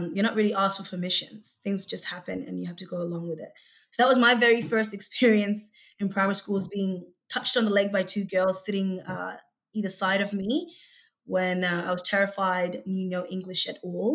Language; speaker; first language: English; early bilingual, other home language; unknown